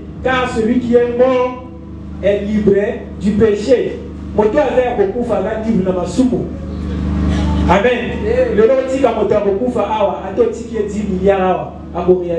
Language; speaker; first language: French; non-native, local second language; Lingala